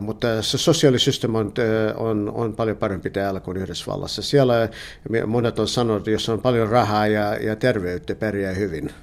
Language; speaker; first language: Finnish; early bilingual, heritage; English